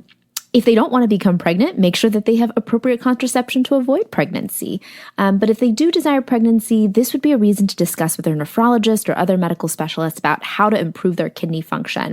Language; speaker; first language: English; native; English